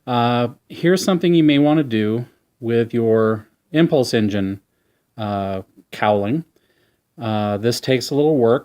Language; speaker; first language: English; native; English